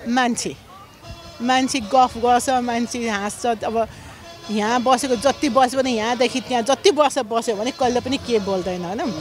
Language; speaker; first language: Nepali; early bilingual, other home language; German